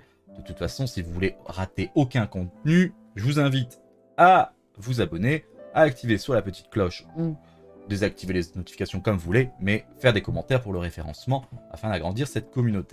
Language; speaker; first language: French; native; French